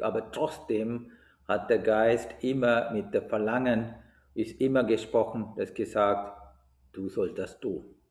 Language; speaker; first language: German; non-native, fluent; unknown